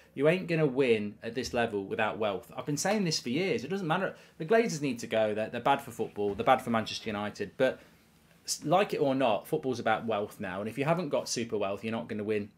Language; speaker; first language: English; native; English